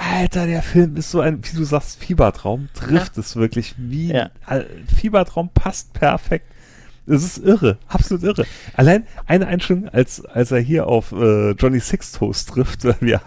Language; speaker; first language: German; native; German